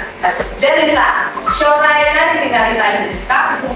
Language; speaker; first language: Japanese; non-native, fluent; Indonesian